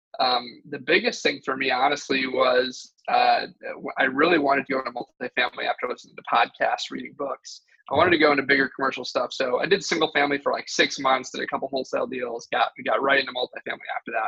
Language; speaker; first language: English; native; English